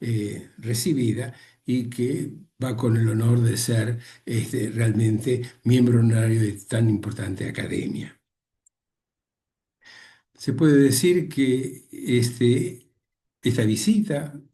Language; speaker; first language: Spanish; native; Spanish